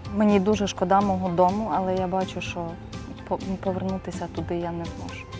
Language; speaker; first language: Ukrainian; native; Ukrainian